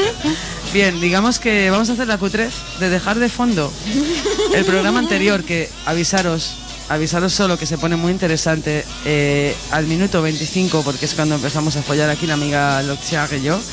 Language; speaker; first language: Spanish; native; Spanish